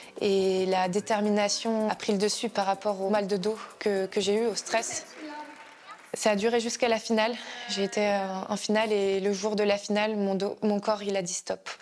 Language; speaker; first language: French; early bilingual, other home language; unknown